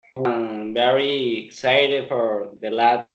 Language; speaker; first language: English; non-native, learner; Spanish